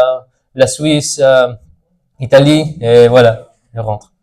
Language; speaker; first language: French; non-native, fluent; English